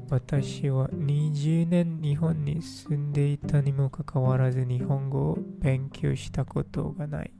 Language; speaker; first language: Japanese; non-native, learner; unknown